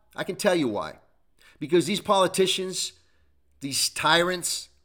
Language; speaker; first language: English; non-native, fluent; Italian